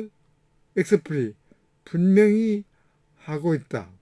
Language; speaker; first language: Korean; native; Korean